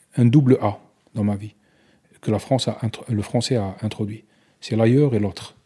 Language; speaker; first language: French; non-native, local second language; Arabic